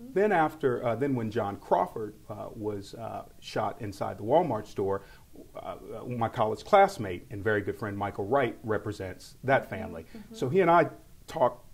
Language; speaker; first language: English; native; English